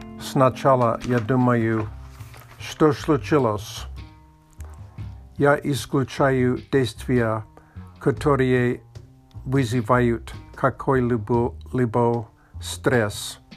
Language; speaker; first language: Russian; non-native, learner; Latvian